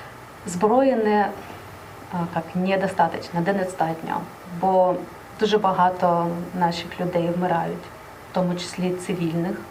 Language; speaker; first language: Ukrainian; non-native, local second language; Russian